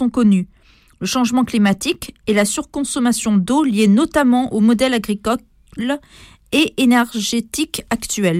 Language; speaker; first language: French; native; French